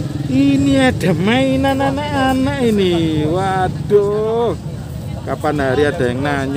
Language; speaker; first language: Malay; non-native, local second language; Javanese